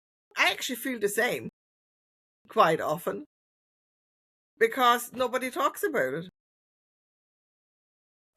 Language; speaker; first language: English; non-native, fluent; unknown